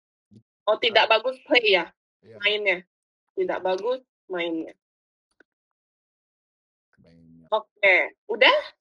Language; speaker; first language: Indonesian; non-native, fluent; English